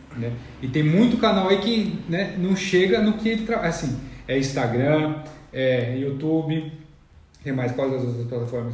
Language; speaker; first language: Portuguese; native; Portuguese